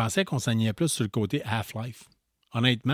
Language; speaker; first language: French; native; French